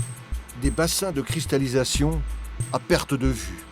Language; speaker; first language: French; native; French